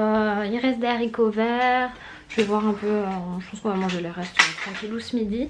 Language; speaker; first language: French; native; French